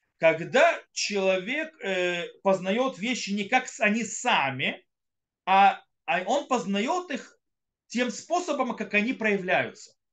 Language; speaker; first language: Russian; early bilingual, heritage; Russian